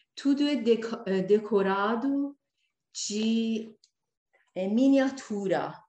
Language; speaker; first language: Portuguese; non-native, learner; Persian